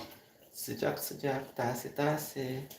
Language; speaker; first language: Turkish; non-native, learner; Filipino